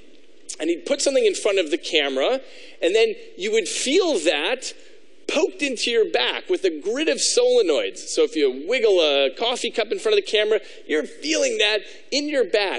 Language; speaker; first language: English; native; English